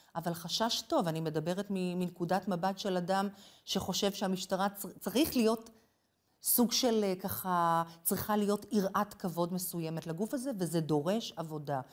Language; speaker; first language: Hebrew; non-native, fluent; English